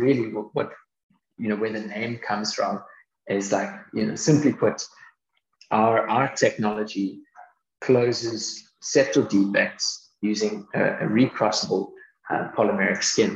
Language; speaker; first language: English; native; English